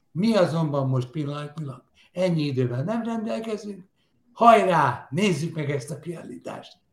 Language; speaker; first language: Hungarian; native; Hungarian